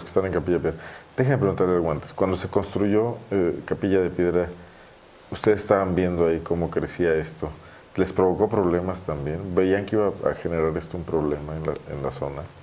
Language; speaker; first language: Spanish; native; Spanish